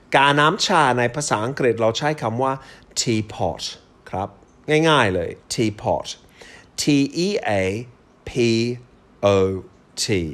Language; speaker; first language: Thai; non-native, fluent; English